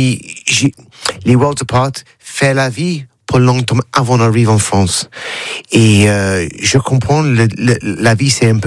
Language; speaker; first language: French; non-native, learner; English